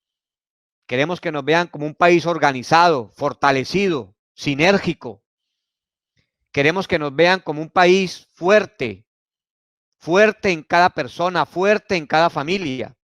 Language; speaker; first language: Spanish; native; Spanish